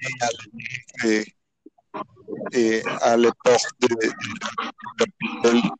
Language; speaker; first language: French; non-native, learner; Spanish